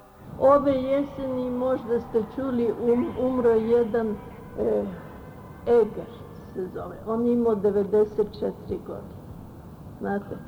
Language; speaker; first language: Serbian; early bilingual, other home language; Russian